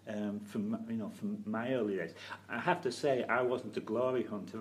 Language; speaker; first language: English; native; English